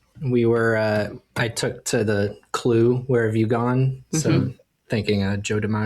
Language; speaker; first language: English; native; English